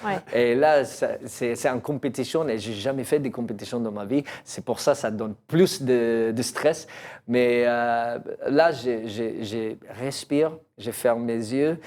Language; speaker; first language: French; non-native, learner; English